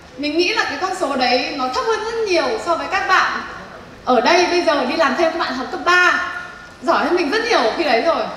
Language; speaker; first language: Vietnamese; native; Vietnamese